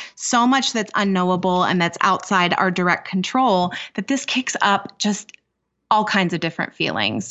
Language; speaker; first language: English; native; English